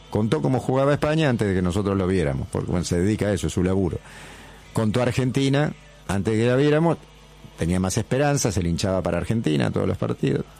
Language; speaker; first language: Spanish; native; Spanish